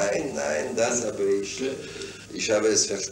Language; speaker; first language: German; non-native, fluent; French